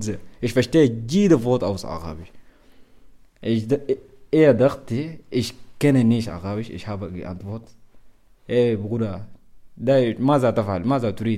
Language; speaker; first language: German; non-native, learner; Arabic